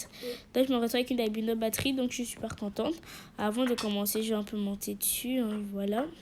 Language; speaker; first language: French; native; French